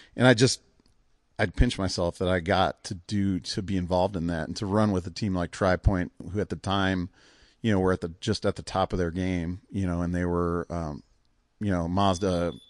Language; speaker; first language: English; native; English